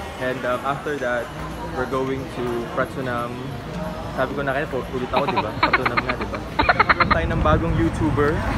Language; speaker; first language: Filipino; non-native, local second language; Cebuano